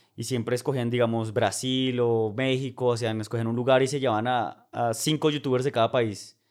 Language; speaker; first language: Spanish; native; Spanish